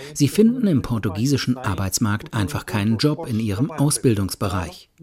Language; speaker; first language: German; native; German